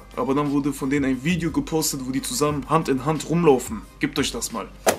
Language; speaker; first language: German; native; German